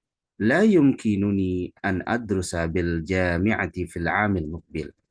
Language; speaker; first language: Arabic; non-native, fluent; Indonesian